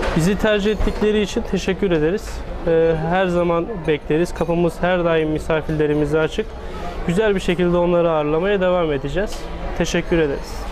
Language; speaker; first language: Turkish; native; Turkish